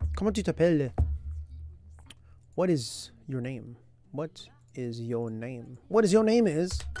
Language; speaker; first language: English; native; English